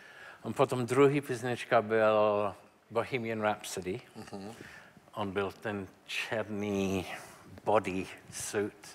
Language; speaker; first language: Czech; non-native, learner; English